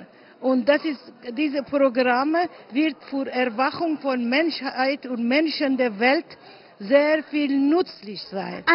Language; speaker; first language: German; non-native, fluent; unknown